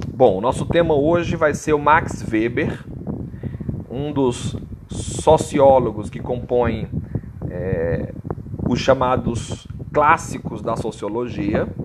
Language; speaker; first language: Portuguese; native; Portuguese